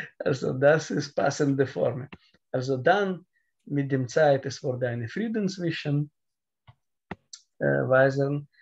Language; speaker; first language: German; non-native, learner; Russian